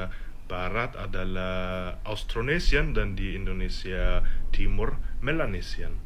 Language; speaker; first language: Indonesian; non-native, fluent; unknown